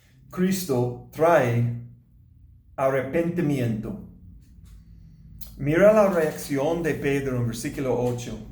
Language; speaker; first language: Spanish; non-native, learner; English